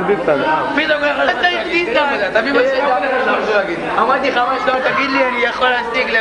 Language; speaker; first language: Hebrew; native; Hebrew